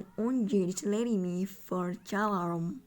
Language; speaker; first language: Turkish; non-native, learner; Indonesian